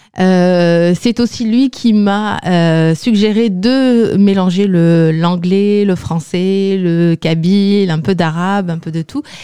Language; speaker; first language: French; non-native, local second language; Kabyle